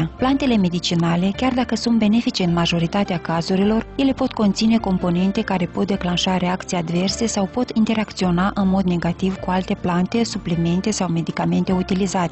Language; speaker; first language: Romanian; native; Romanian